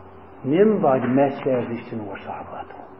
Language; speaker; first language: Hungarian; non-native, fluent; English